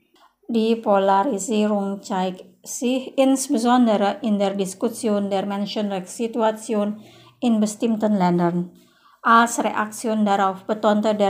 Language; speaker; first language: German; non-native, fluent; Indonesian